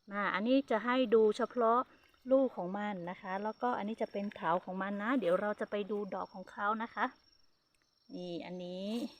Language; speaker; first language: Thai; non-native, local second language; Hmong